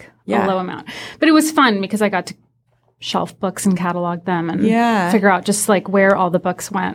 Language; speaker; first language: English; early bilingual, other home language; Persian